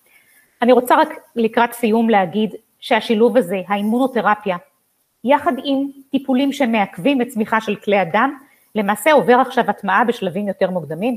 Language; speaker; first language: Hebrew; native; Hebrew